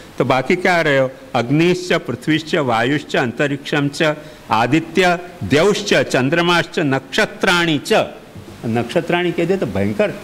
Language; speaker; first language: Hindi; native; Hindi